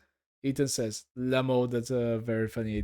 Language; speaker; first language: English; non-native, fluent; Portuguese